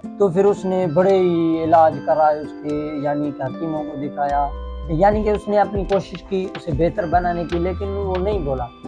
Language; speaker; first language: Urdu; non-native, local second language; Sindhi